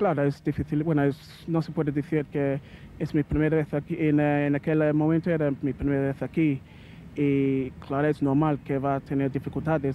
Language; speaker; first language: Spanish; non-native, learner; English